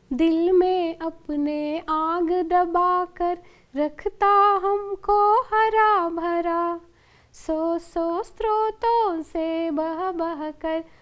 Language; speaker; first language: Hindi; non-native, local second language; Kannada